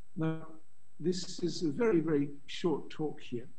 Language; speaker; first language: English; native; English